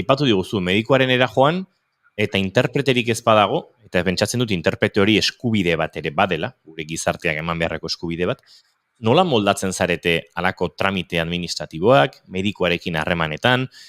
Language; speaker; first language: Basque; native; Basque